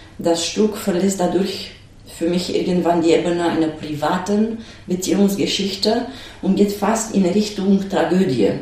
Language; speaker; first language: German; non-native, fluent; Romanian